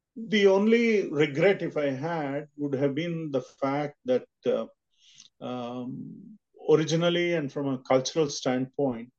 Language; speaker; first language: English; non-native, local second language; Telugu